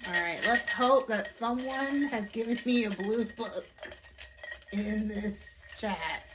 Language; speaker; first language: English; native; English